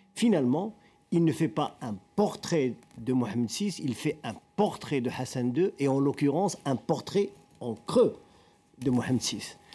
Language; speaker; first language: French; non-native, local second language; Arabic